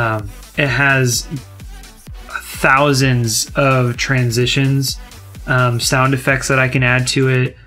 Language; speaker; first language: English; native; English